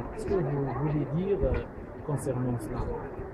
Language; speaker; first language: French; non-native, local second language; Arabic